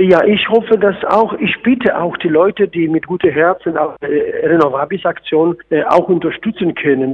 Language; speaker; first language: German; non-native, fluent; Polish